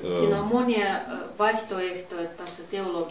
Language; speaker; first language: Finnish; non-native, fluent; Russian